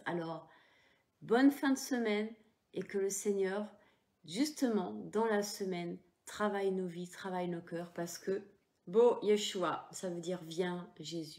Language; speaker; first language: French; native; French